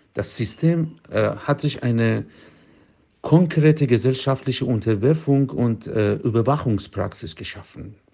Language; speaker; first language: German; non-native, fluent; Persian